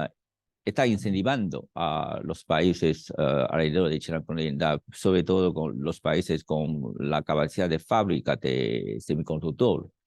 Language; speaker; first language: Spanish; non-native, fluent; Chinese